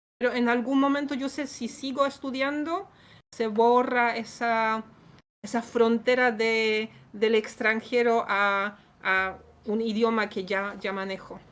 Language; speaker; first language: Spanish; non-native, fluent; Polish